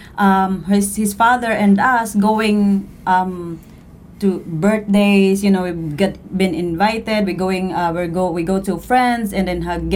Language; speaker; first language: English; non-native, local second language; Cebuano